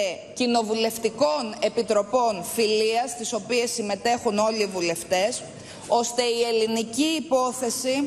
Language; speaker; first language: Greek; native; Greek